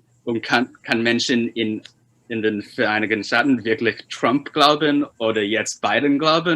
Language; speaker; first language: German; non-native, fluent; Chinese